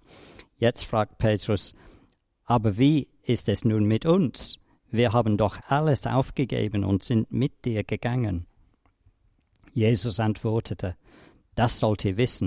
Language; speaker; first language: German; non-native, fluent; English